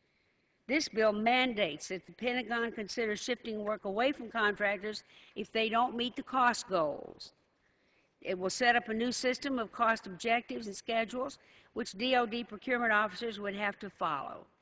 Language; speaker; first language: English; native; English